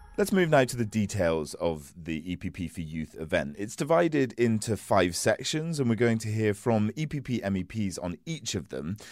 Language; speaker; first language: English; native; English